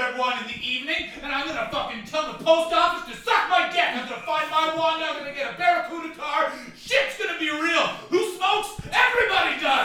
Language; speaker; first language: English; native; English